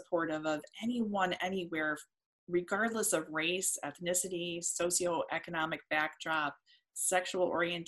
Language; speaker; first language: English; native; English